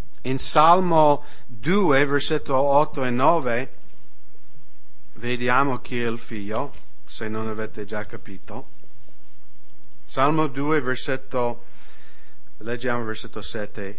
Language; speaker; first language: Italian; non-native, fluent; English